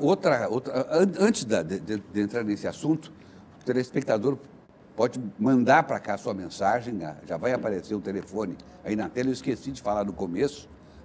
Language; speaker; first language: Portuguese; native; Portuguese